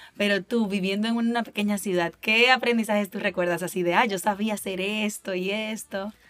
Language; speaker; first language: Spanish; native; Spanish